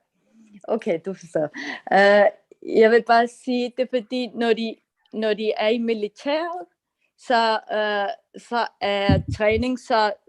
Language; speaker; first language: Danish; non-native, fluent; Urdu